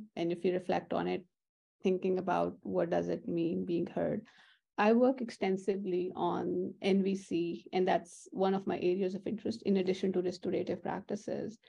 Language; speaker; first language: English; non-native, local second language; Urdu